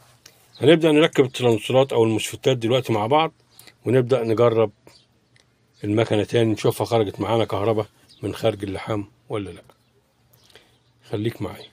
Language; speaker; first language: Arabic; native; Arabic